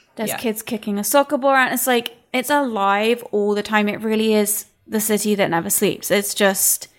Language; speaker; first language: English; native; English